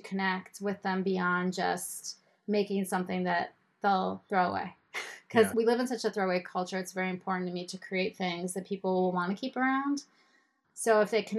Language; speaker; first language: English; native; English